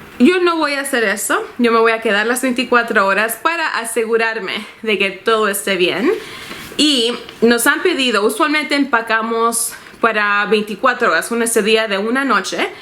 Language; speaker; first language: Spanish; early bilingual, heritage; Spanish